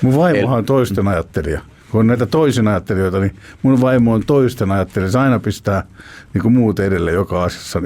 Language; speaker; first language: Finnish; native; Finnish